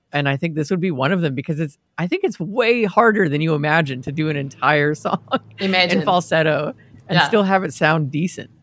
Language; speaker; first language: English; non-native, fluent; Portuguese